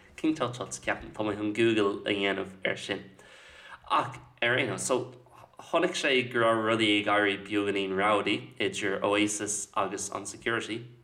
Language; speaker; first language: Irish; non-native, local second language; English